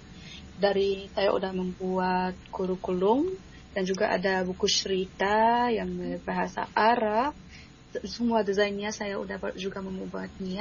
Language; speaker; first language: Indonesian; non-native, fluent; Arabic